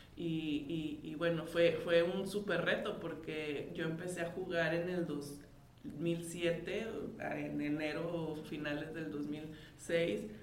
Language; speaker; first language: Spanish; native; Spanish